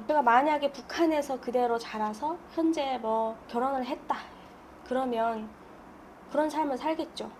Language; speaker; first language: Korean; native; Korean